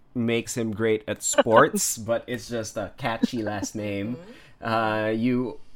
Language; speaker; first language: English; non-native, local second language; Filipino